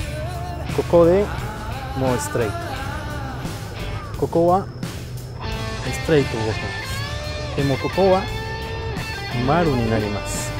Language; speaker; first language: Japanese; non-native, learner; Spanish